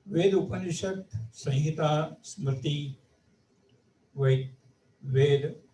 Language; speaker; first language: Hindi; non-native, local second language; Marathi